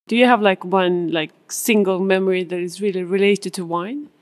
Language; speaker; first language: English; non-native, fluent; Swedish